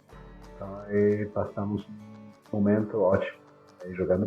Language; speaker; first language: Portuguese; non-native, fluent; Spanish